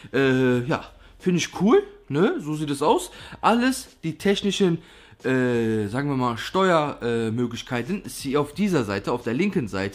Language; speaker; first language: German; native; German